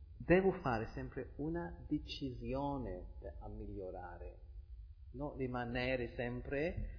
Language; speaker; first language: Italian; early bilingual, heritage; Italian